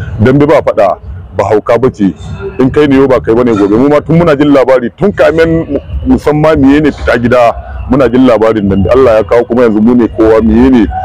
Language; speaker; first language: Hausa; non-native, local second language; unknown